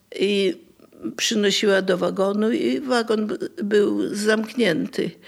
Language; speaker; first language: Polish; native; Polish